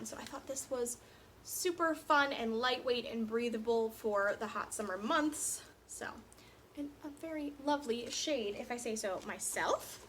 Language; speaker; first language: English; native; English